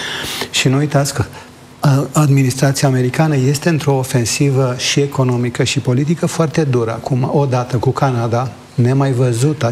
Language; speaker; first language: Romanian; native; Romanian